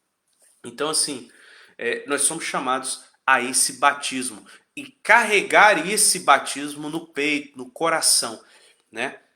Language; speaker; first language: Portuguese; native; Portuguese